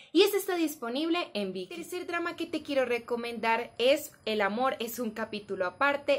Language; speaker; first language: Spanish; native; Spanish